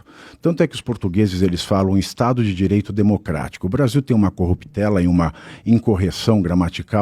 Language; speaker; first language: Portuguese; native; Portuguese